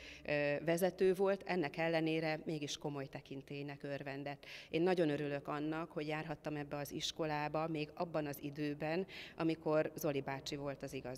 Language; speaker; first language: Hungarian; native; Hungarian